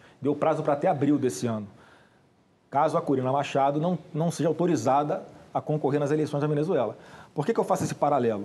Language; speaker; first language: Portuguese; native; Portuguese